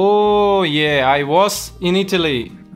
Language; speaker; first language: English; non-native, learner; Russian